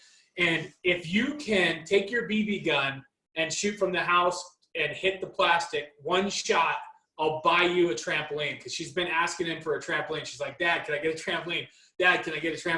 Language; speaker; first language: English; native; English